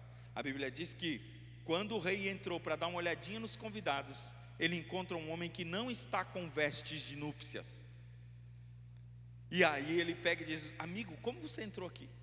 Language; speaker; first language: Portuguese; native; Portuguese